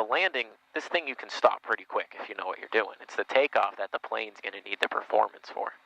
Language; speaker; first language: English; native; English